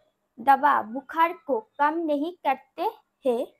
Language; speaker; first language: Hindi; non-native, local second language; Bangla